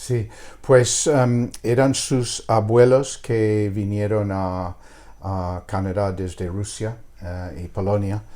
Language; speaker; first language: Spanish; non-native, fluent; English